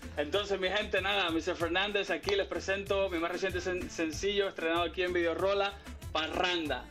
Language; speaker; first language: Spanish; native; Spanish